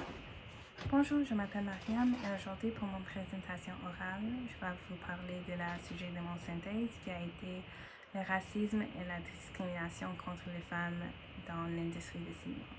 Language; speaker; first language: French; non-native, learner; English